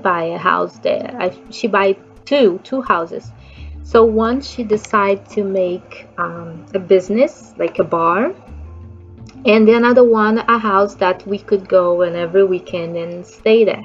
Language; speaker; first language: English; non-native, fluent; Portuguese